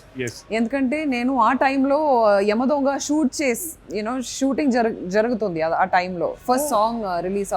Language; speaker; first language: Telugu; non-native, fluent; Malayalam